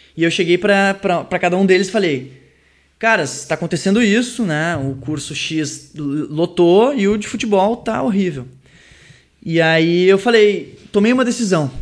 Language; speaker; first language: Portuguese; early bilingual, other home language; French